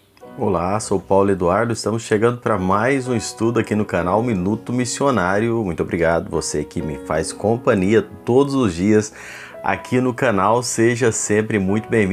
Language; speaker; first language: Portuguese; native; Portuguese